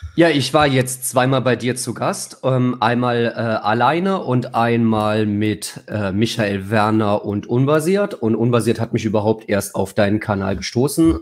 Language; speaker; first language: German; native; German